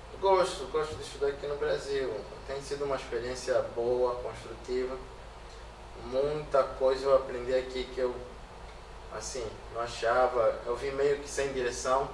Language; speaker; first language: Portuguese; native; Portuguese